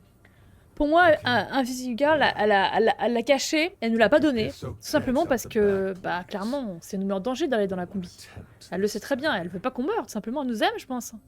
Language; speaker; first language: French; native; French